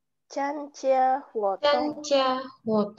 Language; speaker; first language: Chinese; non-native, learner; Indonesian